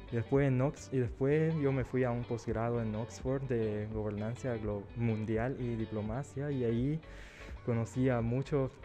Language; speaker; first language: Spanish; early bilingual, other home language; Chinese